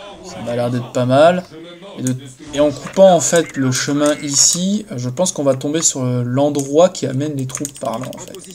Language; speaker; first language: French; native; French